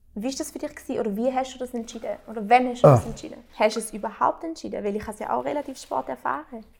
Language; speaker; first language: German; early bilingual, other home language; Albanian